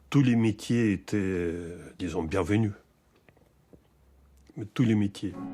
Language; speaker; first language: French; non-native, fluent; Russian